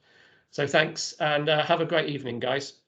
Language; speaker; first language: English; native; English